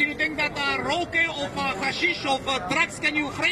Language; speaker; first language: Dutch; non-native, learner; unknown